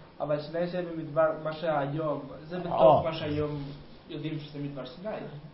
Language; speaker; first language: Hebrew; non-native, learner; Spanish